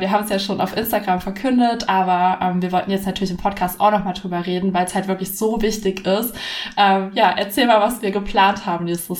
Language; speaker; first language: German; native; German